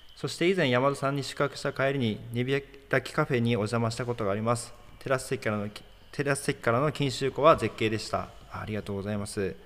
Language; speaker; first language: Japanese; native; Japanese